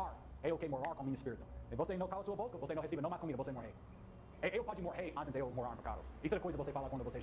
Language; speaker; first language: Portuguese; non-native, learner; English